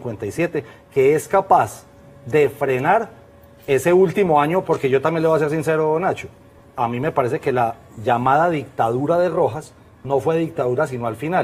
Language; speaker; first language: Spanish; native; Spanish